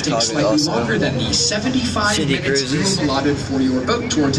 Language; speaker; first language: English; native; English